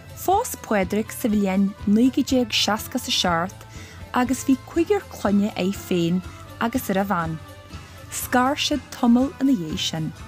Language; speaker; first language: Irish; native; Irish